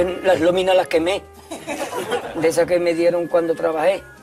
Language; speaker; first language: Spanish; native; Spanish